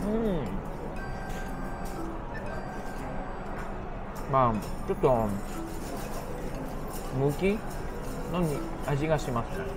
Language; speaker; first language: Japanese; non-native, fluent; Cantonese